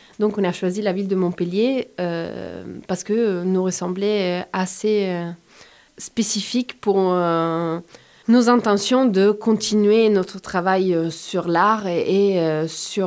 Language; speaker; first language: French; non-native, fluent; Italian